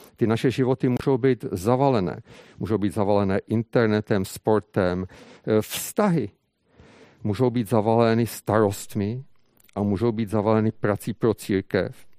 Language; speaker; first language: Czech; native; Czech